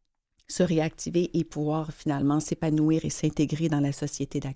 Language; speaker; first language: French; native; French